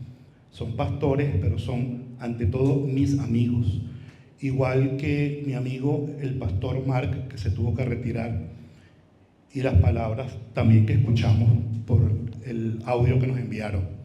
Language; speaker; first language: Spanish; native; Spanish